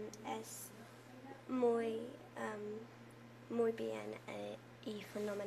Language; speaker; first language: Spanish; non-native, learner; English